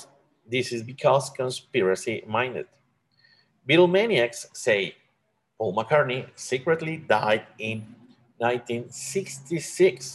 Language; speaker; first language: English; non-native, learner; Spanish